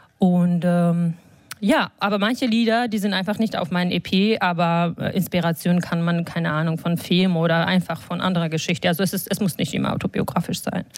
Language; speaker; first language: German; non-native, fluent; Georgian